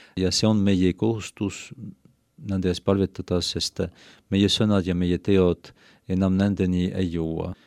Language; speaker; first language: Estonian; non-native, fluent; French